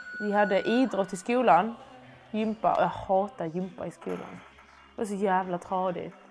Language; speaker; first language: Swedish; early bilingual, other home language; Persian